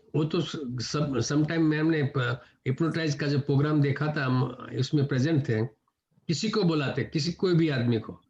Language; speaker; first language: Hindi; non-native, local second language; Gujarati